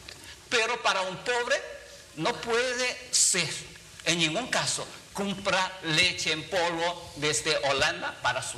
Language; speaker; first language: Spanish; non-native, fluent; Chinese